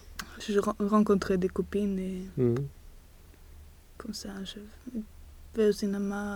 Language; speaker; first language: French; non-native, learner; Swedish